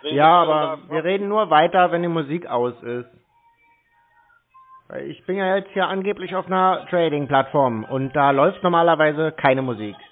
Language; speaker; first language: German; native; German